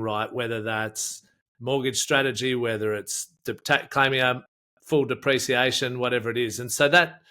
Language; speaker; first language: English; native; English